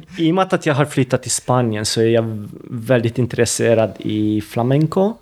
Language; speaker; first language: Swedish; non-native, fluent; Romanian